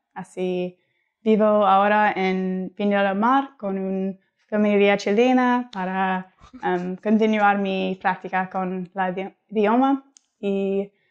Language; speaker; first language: Spanish; non-native, learner; English